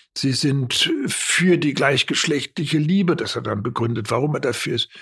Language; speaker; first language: German; native; German